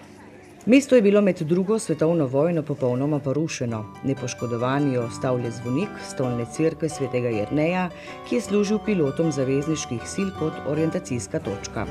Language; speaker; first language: Slovenian; native; Slovenian